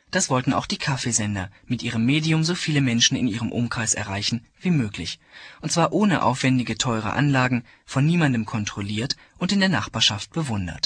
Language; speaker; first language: German; native; German